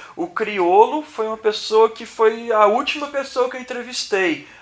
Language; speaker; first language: Portuguese; native; Portuguese